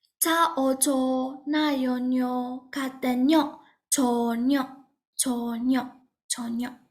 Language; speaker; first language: Korean; non-native, fluent; Burmese